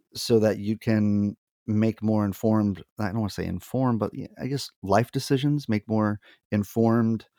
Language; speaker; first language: English; native; English